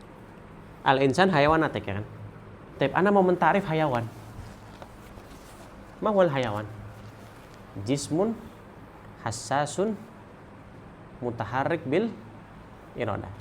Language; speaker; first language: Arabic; non-native, fluent; Indonesian